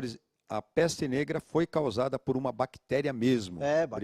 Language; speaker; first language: Portuguese; native; Portuguese